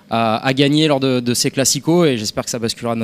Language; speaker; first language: French; native; French